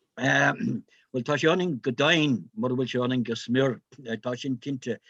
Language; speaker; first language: Irish; non-native, local second language; English